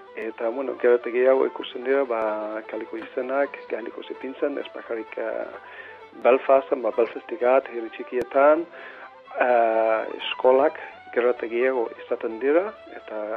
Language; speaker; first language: Basque; non-native, fluent; English